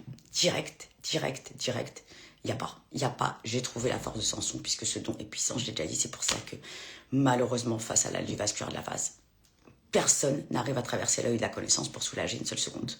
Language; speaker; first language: French; native; French